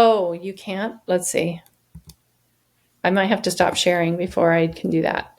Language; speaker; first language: English; native; English